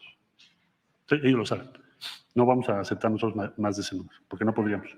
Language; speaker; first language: Spanish; native; Spanish